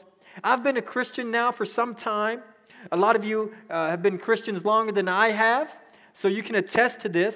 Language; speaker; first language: English; native; English